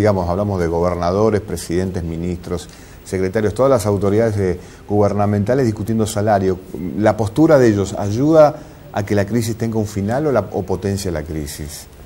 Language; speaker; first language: Spanish; native; Spanish